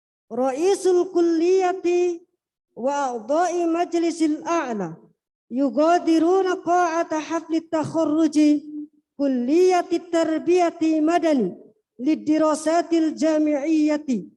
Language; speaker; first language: Arabic; non-native, fluent; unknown